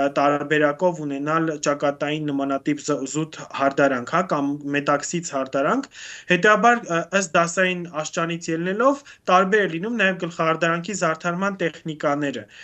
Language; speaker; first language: Armenian; native; Armenian